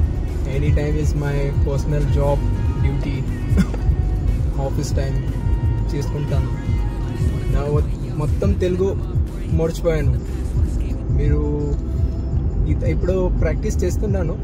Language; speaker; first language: Telugu; non-native, local second language; Kannada